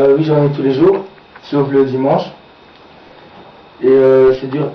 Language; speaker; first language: French; native; French